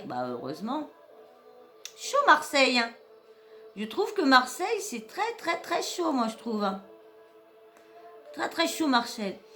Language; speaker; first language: French; native; French